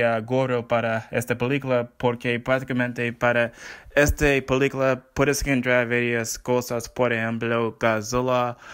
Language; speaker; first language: Spanish; non-native, learner; English